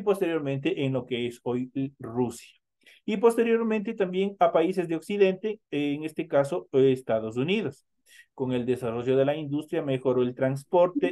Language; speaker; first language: Spanish; native; Spanish